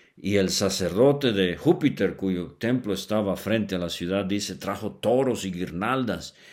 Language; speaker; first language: Spanish; native; Spanish